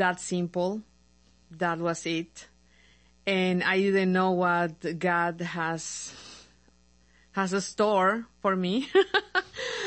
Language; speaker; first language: English; non-native, fluent; Spanish